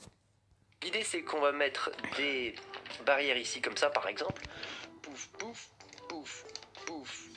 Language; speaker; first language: French; native; French